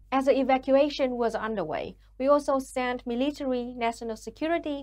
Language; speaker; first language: English; non-native, fluent; Vietnamese